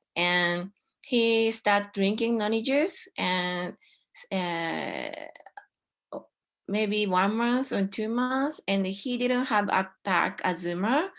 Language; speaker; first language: English; non-native, learner; Japanese